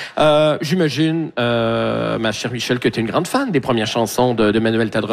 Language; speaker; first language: French; native; French